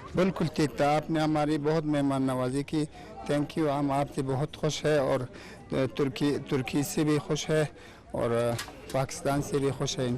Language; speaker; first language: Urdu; non-native, fluent; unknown